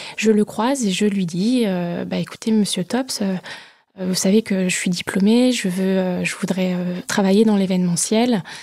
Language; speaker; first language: French; native; French